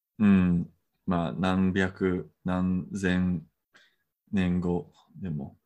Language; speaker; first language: Japanese; non-native, fluent; Romanian